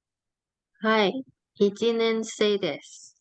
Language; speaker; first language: Japanese; non-native, learner; Indonesian